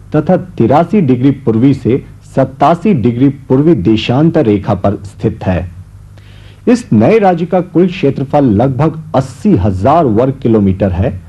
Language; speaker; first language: Hindi; native; Hindi